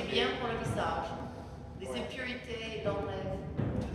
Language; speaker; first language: French; non-native, learner; English